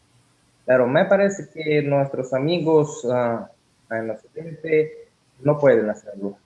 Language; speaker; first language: Spanish; non-native, learner; Russian